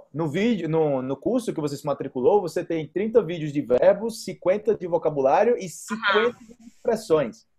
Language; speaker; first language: Portuguese; native; Portuguese